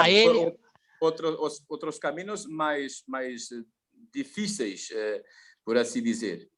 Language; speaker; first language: Spanish; non-native, learner; Portuguese